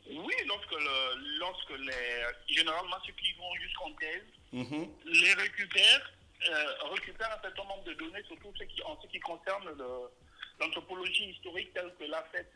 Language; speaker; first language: French; native; French